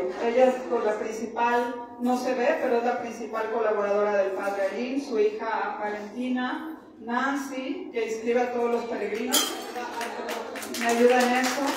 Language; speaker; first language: Spanish; native; Spanish